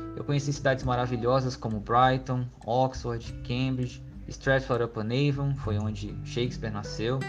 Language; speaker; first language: Portuguese; native; Portuguese